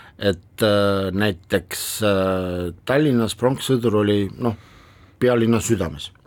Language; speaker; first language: Estonian; non-native, local second language; Russian